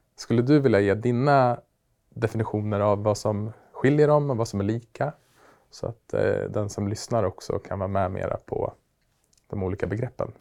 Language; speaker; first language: Swedish; native; Swedish